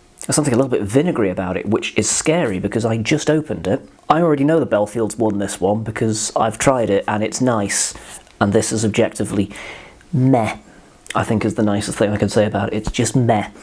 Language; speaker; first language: English; native; English